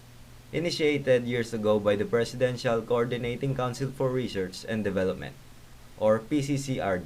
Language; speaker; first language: English; non-native, local second language; Filipino